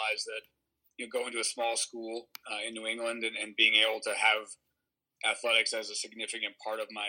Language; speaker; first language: English; native; English